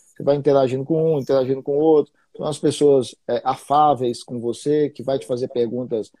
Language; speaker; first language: Portuguese; native; Portuguese